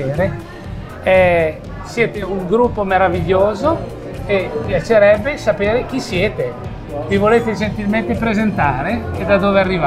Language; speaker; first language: Italian; native; Italian